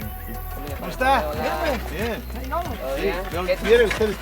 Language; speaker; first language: Spanish; non-native, learner; English